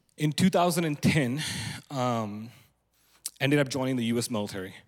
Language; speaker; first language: English; non-native, local second language; Punjabi